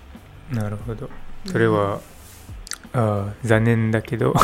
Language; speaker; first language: Japanese; non-native, learner; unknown